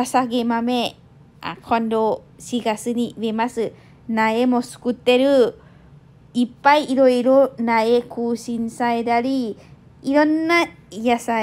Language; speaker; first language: Japanese; non-native, learner; Thai